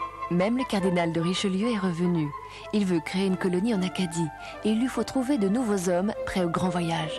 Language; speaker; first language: French; native; French